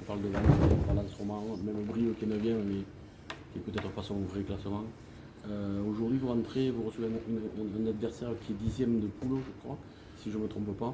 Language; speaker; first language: French; native; French